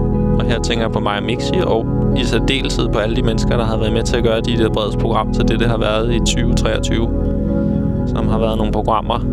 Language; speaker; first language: Danish; native; Danish